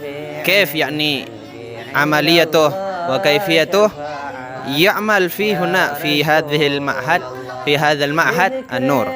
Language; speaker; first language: Arabic; non-native, learner; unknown